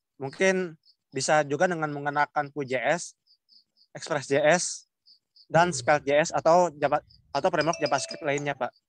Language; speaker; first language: Indonesian; native; Indonesian